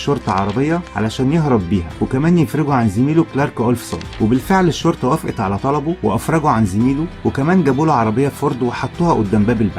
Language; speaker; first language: Arabic; native; Arabic